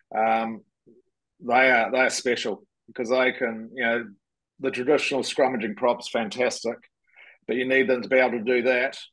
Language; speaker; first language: English; native; English